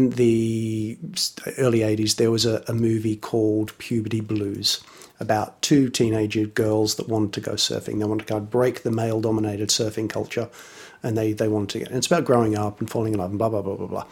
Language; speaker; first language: English; native; English